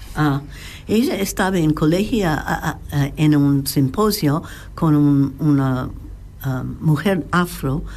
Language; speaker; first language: Spanish; non-native, fluent; English